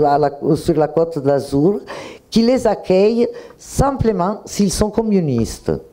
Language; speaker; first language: French; non-native, fluent; Italian